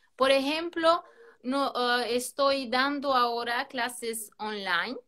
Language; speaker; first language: Spanish; non-native, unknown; Albanian